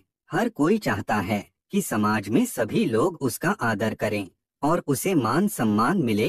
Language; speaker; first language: Hindi; native; Hindi